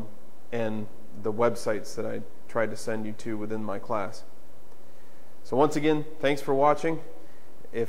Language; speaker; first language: English; native; English